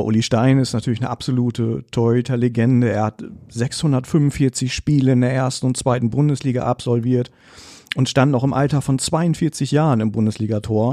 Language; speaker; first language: German; native; German